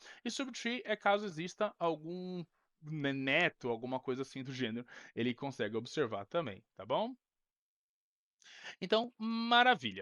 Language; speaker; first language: Portuguese; native; Portuguese